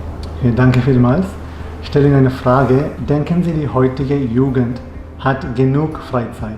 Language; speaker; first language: German; non-native, fluent; Malayalam